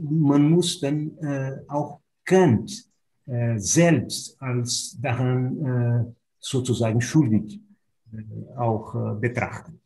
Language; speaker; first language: German; non-native, fluent; Portuguese